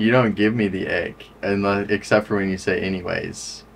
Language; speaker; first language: English; native; English